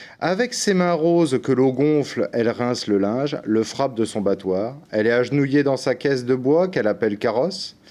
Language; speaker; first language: French; native; French